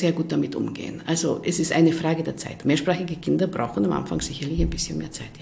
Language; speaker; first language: German; non-native, fluent; Hungarian